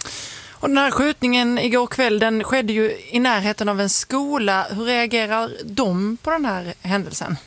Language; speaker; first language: Swedish; native; Swedish